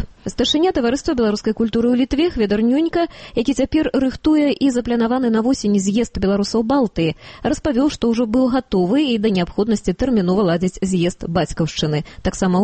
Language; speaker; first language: Belarusian; native; Belarusian